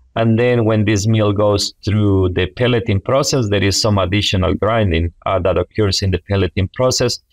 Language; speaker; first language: English; non-native, fluent; Spanish